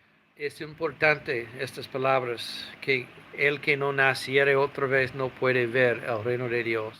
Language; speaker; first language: Spanish; non-native, fluent; English